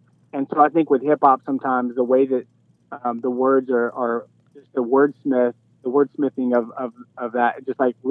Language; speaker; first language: English; native; English